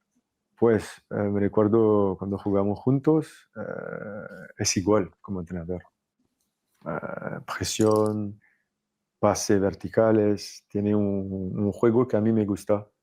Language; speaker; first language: Spanish; non-native, fluent; French